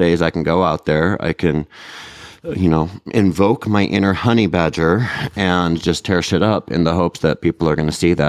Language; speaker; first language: English; non-native, fluent; Russian